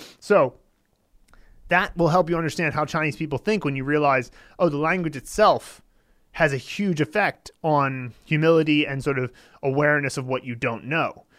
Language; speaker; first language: English; native; English